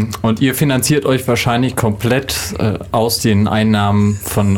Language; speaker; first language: German; native; German